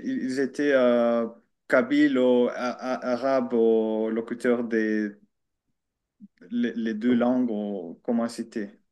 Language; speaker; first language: French; non-native, learner; Finnish